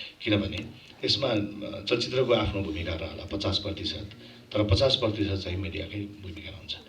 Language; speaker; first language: Nepali; non-native, local second language; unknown